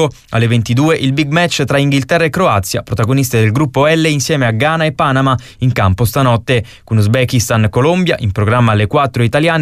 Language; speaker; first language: Italian; native; Italian